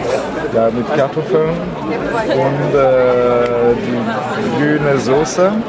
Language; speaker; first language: German; non-native, learner; French